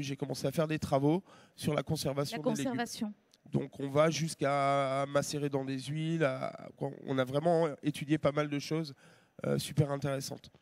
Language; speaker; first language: French; native; French